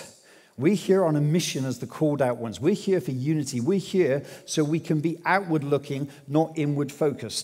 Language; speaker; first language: English; native; English